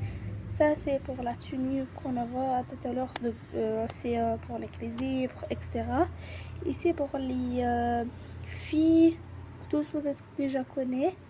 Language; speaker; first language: French; non-native, learner; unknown